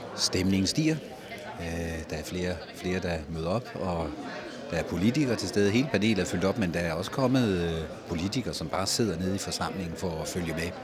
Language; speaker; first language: Danish; native; Danish